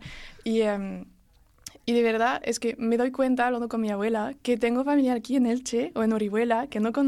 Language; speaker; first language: Spanish; early bilingual, heritage; French